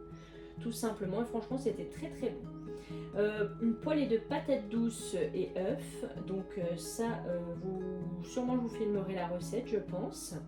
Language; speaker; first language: French; native; French